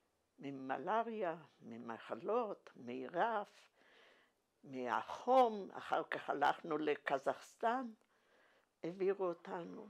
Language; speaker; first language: Hebrew; non-native, fluent; Yiddish